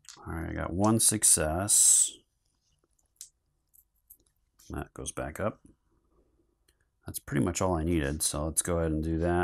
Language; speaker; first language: English; native; English